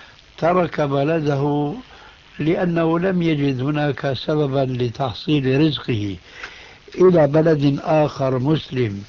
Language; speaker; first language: Arabic; early bilingual, other home language; Albanian